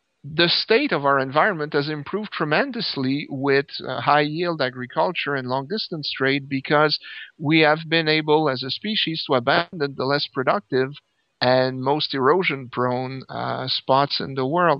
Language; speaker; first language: English; native; English